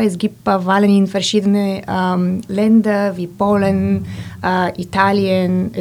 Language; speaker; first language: German; non-native, fluent; Bulgarian